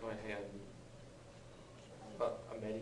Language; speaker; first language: Japanese; non-native, learner; English